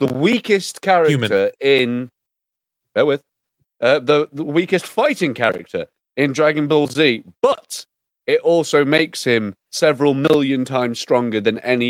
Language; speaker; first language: English; native; English